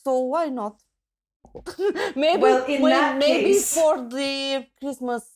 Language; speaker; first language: English; non-native, fluent; Romanian